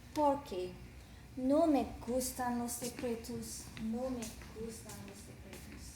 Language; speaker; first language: Spanish; non-native, learner; English